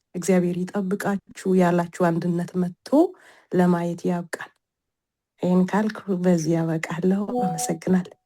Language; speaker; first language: Amharic; non-native, local second language; Wolaytta